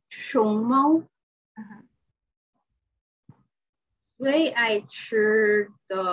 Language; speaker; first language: Chinese; non-native, learner; English